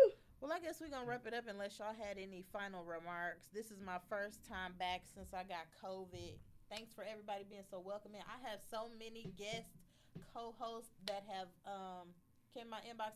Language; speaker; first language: English; native; English